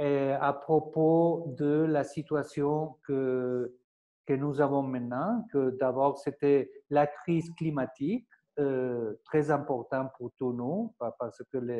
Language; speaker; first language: French; non-native, fluent; Spanish